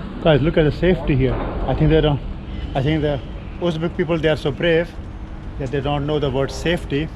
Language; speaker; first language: English; non-native, local second language; Urdu